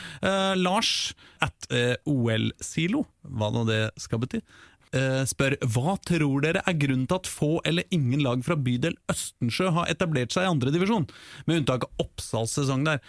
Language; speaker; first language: Norwegian; native; Norwegian